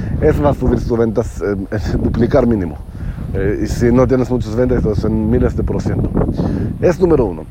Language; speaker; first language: Spanish; non-native, learner; Hebrew